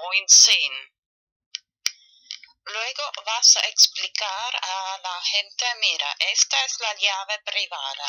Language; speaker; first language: Spanish; non-native, fluent; German